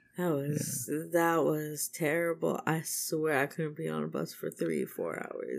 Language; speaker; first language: English; native; English